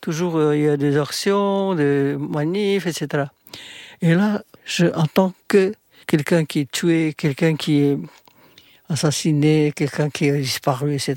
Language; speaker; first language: French; non-native, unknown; Indonesian